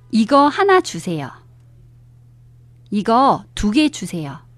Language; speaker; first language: Korean; non-native, fluent; Chinese